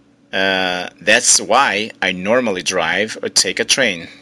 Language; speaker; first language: English; non-native, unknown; Portuguese